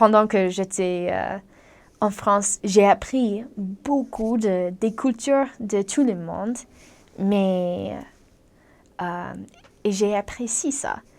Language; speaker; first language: French; non-native, learner; English